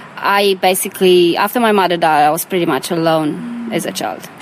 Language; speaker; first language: English; non-native, fluent; Romanian